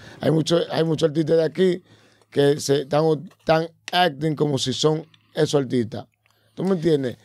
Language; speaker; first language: Spanish; early bilingual, heritage; Spanish